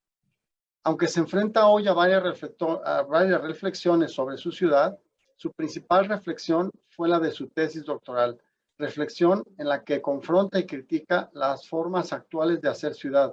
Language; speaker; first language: Spanish; native; Spanish